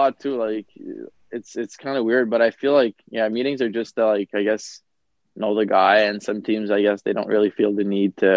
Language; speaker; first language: English; native; English